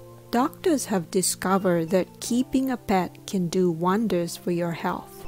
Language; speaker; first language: English; non-native, fluent; Japanese